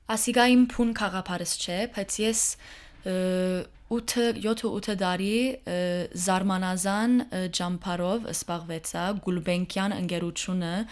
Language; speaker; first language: Armenian; early bilingual, heritage; Armenian